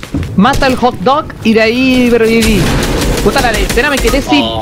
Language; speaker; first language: Spanish; native; Spanish